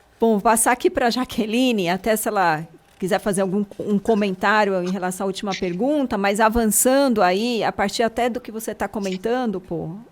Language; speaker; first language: Portuguese; native; Portuguese